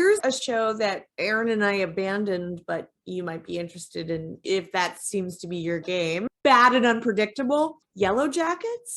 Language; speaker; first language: English; native; English